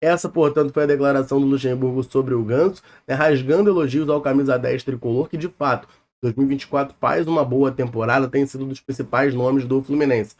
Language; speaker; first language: Portuguese; native; Portuguese